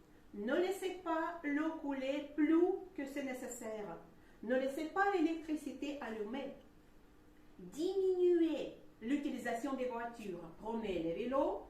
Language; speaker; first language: French; non-native, fluent; Russian